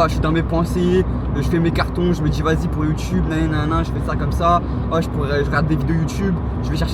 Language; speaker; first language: French; native; French